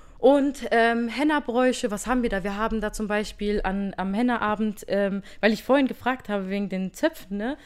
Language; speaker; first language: German; early bilingual, other home language; Berber languages